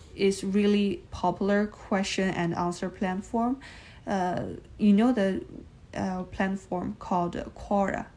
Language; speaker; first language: English; non-native, fluent; Chinese